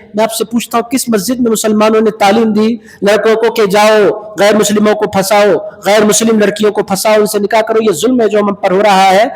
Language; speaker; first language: Urdu; native; Urdu